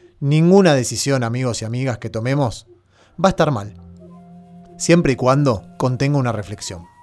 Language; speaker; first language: Spanish; native; Spanish